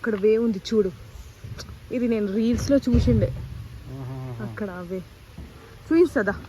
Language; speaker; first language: Telugu; early bilingual, heritage; Telugu